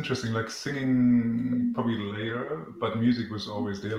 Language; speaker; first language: English; non-native, fluent; German